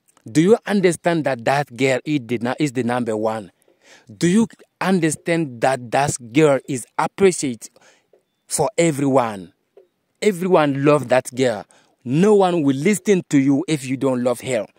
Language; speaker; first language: English; non-native, learner; Bambara